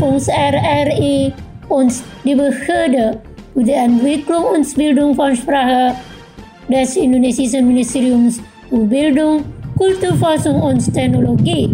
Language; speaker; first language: German; non-native, fluent; Indonesian